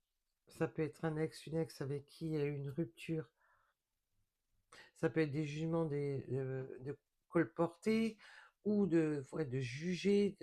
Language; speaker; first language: French; native; French